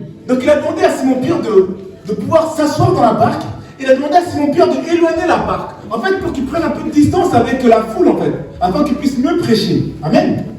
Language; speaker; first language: French; native; French